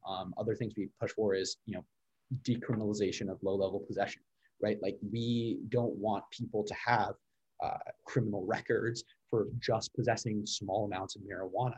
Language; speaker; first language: English; native; English